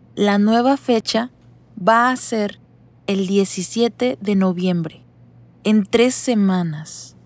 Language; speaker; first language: Spanish; native; Spanish